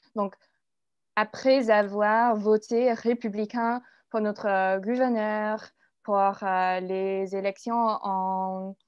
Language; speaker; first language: French; non-native, fluent; English